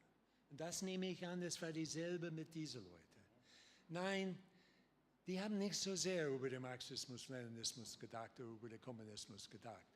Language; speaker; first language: German; non-native, learner; English